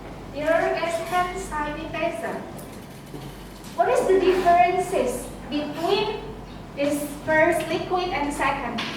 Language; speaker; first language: English; non-native, learner; Indonesian